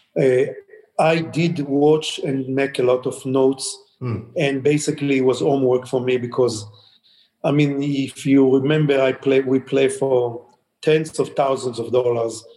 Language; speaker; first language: English; non-native, fluent; Hebrew